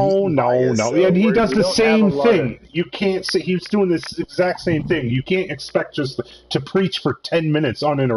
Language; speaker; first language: English; native; English